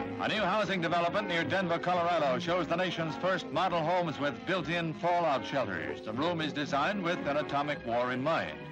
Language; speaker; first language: English; native; English